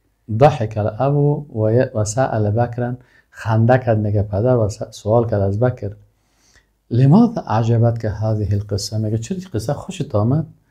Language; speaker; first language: Arabic; non-native, fluent; Persian